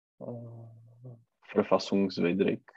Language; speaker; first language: German; non-native, learner; Czech